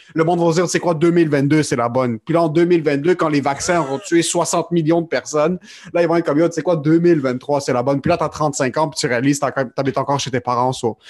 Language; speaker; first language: French; native; French